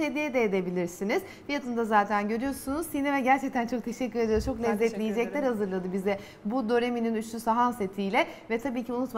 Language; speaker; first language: Turkish; native; Turkish